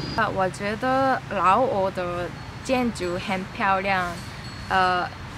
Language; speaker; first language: Chinese; non-native, learner; Japanese